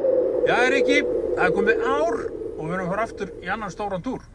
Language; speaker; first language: Icelandic; native; Icelandic